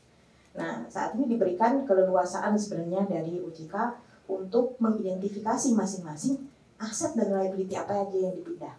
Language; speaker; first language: Indonesian; native; Indonesian